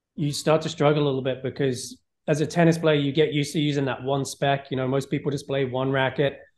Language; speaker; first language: English; native; English